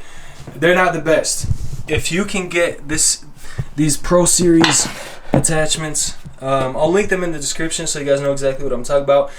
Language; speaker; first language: English; native; English